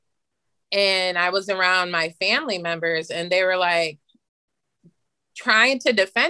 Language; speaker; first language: English; native; English